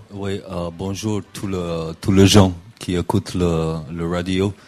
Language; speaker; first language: French; non-native, learner; English